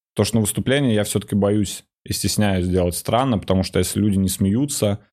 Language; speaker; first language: Russian; native; Russian